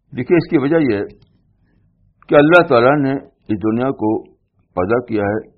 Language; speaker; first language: Urdu; native; Urdu